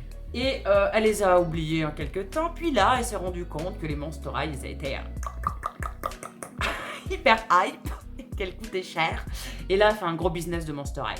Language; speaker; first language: French; native; French